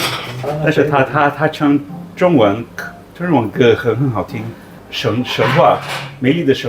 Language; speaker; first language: Chinese; non-native, fluent; Portuguese